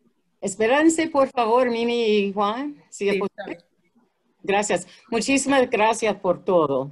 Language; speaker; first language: Spanish; non-native, fluent; English